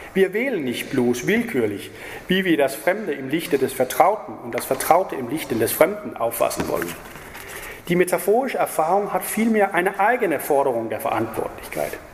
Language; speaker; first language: German; non-native, fluent; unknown